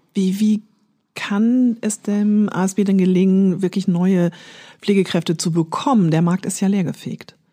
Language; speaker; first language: German; native; German